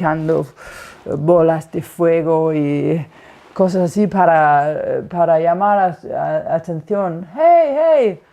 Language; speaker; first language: Spanish; non-native, fluent; Danish